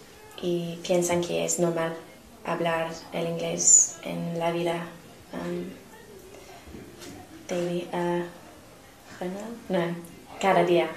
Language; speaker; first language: Spanish; non-native, learner; English